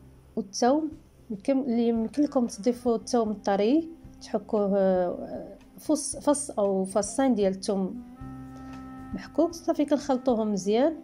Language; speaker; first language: Arabic; native; Arabic